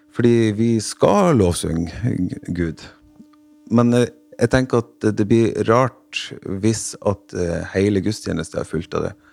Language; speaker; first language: Norwegian; native; Norwegian